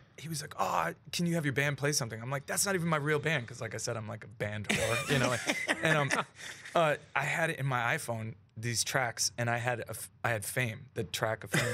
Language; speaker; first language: English; native; English